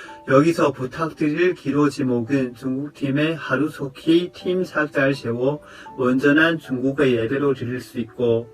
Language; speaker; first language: Korean; non-native, fluent; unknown